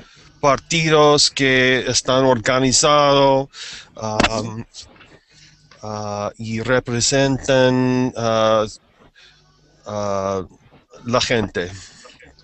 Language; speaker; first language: Spanish; non-native, fluent; English